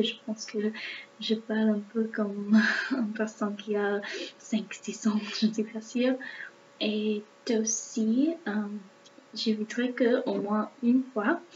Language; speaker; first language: French; non-native, learner; English